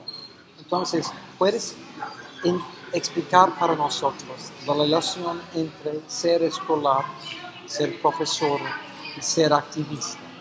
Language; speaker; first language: Spanish; non-native, fluent; English